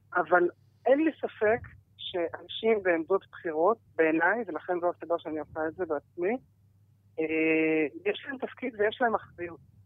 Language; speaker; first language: Hebrew; native; Hebrew